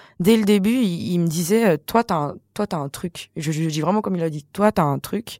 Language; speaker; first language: French; non-native, local second language; Malagasy